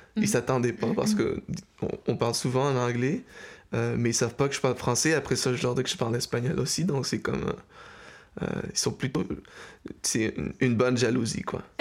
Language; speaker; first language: French; early bilingual, heritage; French